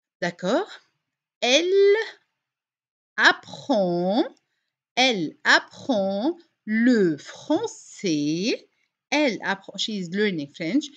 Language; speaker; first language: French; non-native, fluent; Arabic